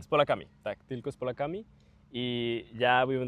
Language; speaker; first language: Polish; non-native, learner; Spanish